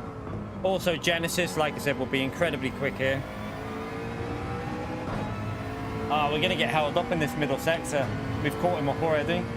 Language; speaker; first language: English; native; English